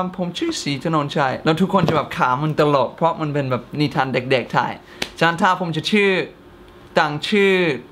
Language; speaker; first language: Thai; non-native, fluent; English